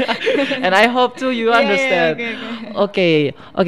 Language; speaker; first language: English; non-native, fluent; Indonesian